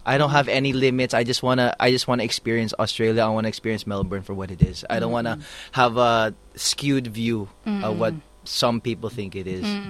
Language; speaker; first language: English; native; English